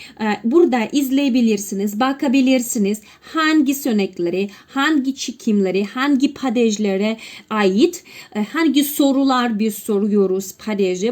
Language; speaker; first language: Turkish; non-native, fluent; Russian